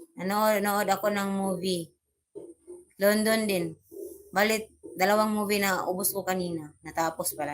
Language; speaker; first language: Filipino; non-native, local second language; Cebuano